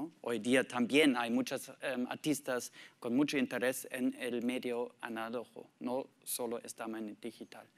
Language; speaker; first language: Spanish; non-native, learner; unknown